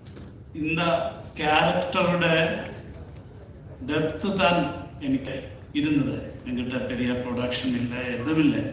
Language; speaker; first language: Tamil; non-native, learner; Malayalam